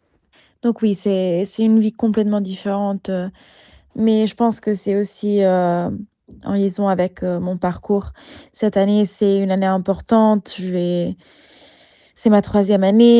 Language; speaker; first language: French; non-native, fluent; Italian